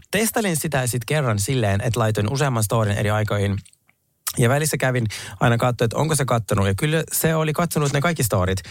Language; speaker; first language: Finnish; early bilingual, other home language; Russian